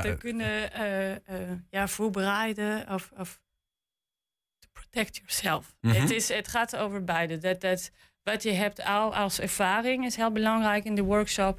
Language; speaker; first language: Dutch; non-native, learner; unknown